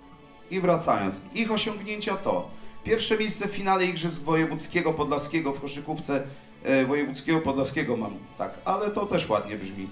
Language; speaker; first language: Polish; native; Polish